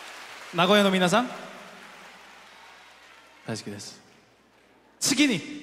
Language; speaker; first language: Japanese; non-native, fluent; Korean